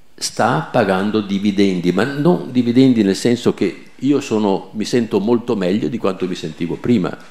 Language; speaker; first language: Italian; non-native, local second language; Venetian